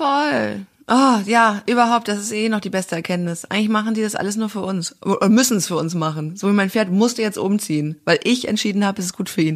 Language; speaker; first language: German; native; German